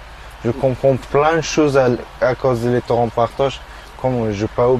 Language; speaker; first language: French; non-native, learner; Persian